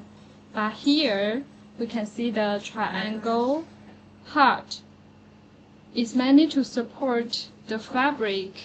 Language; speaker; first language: English; non-native, learner; Chinese